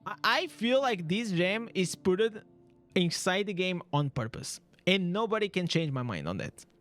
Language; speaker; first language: English; non-native, fluent; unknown